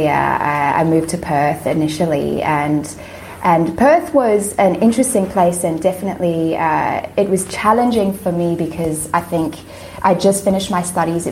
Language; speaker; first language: English; native; English